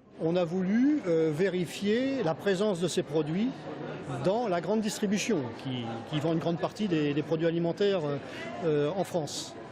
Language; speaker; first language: French; native; French